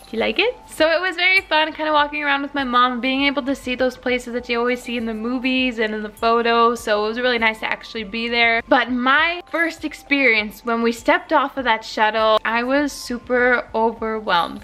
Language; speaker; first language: English; native; English